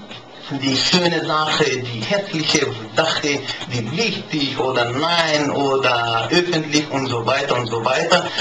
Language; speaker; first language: German; non-native, learner; Portuguese